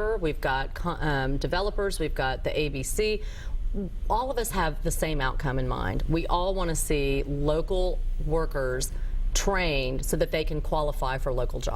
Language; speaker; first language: English; native; English